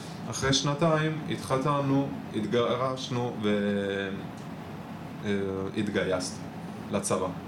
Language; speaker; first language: Hebrew; non-native, fluent; Italian